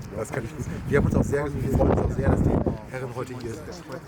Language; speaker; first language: German; native; German